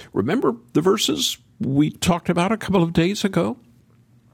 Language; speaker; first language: English; native; English